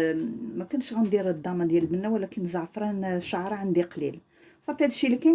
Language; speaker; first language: Arabic; native; Arabic